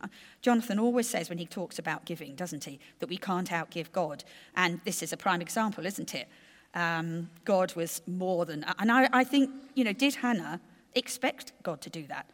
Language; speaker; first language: English; native; English